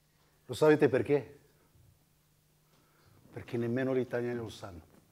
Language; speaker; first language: Italian; non-native, fluent; Arabic